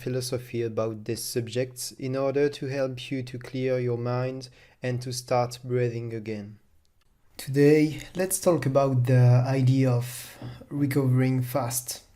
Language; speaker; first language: English; non-native, fluent; French